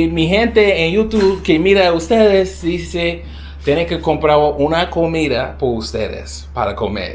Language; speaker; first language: Spanish; non-native, learner; English